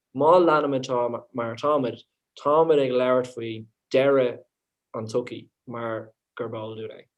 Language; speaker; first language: Irish; non-native, local second language; English